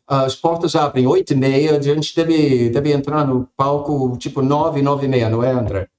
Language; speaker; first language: Portuguese; non-native, fluent; English